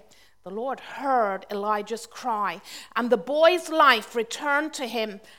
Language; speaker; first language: English; native; English